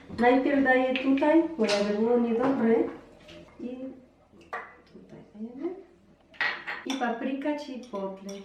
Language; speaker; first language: Polish; non-native, learner; Spanish